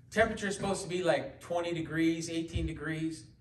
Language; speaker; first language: English; native; English